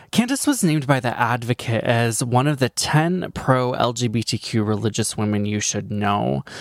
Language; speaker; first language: English; native; English